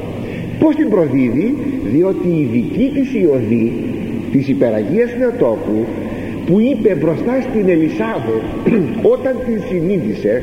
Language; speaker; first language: Greek; native; Greek